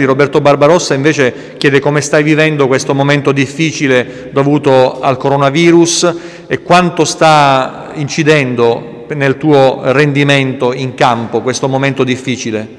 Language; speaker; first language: Italian; native; Italian